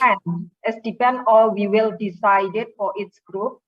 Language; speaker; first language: English; non-native, fluent; Indonesian